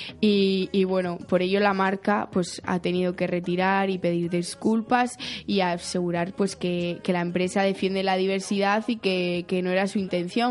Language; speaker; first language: Spanish; native; Spanish